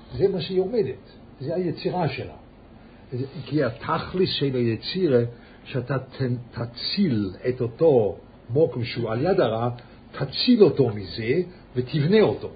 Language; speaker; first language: Hebrew; early bilingual, heritage; Yiddish